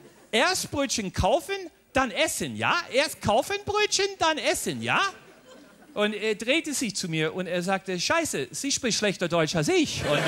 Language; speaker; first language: German; non-native, fluent; English